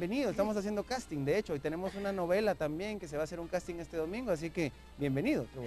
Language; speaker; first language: Spanish; native; Spanish